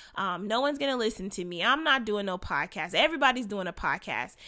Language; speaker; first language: English; native; English